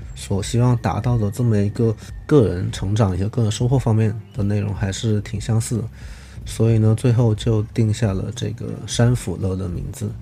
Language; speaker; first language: Chinese; non-native, local second language; Cantonese